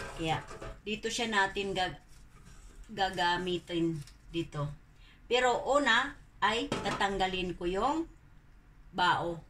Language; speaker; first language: Filipino; non-native, local second language; Cebuano